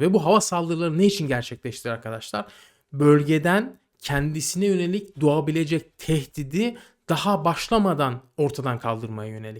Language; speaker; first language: Turkish; native; Turkish